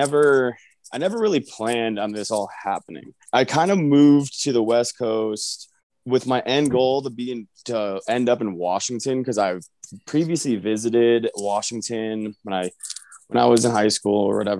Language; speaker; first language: English; native; English